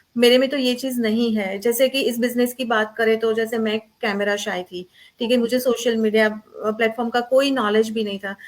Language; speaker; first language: Hindi; non-native, local second language; Gujarati